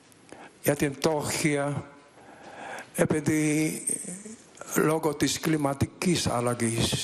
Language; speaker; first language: Greek; non-native, learner; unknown